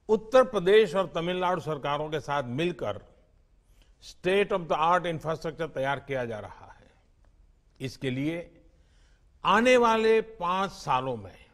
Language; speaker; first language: Hindi; non-native, local second language; Gujarati